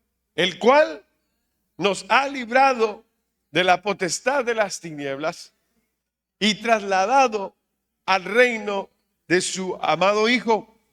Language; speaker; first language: Spanish; native; Spanish